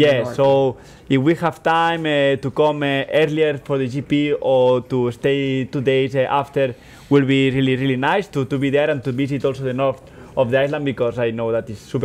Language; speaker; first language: English; non-native, fluent; Spanish